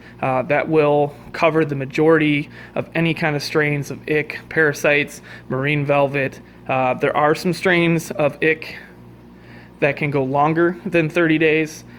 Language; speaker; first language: English; native; English